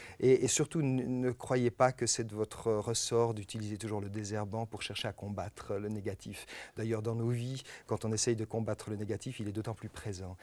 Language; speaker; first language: French; native; French